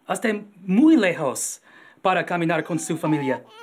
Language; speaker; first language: Spanish; non-native, learner; English